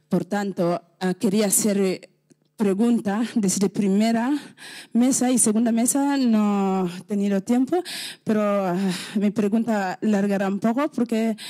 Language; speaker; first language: Spanish; non-native, learner; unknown